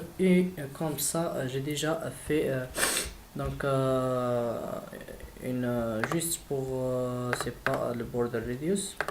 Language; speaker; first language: French; non-native, learner; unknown